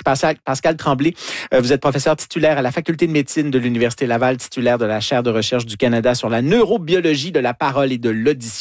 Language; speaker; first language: French; native; French